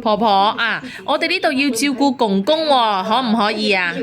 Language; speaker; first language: Cantonese; native; Cantonese